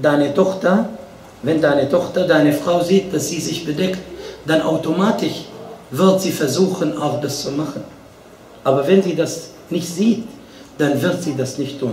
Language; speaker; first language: German; non-native, fluent; Arabic